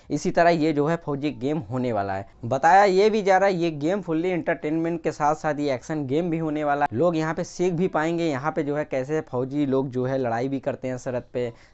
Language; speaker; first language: Hindi; native; Hindi